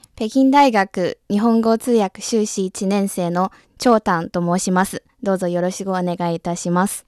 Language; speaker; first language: Japanese; non-native, fluent; Chinese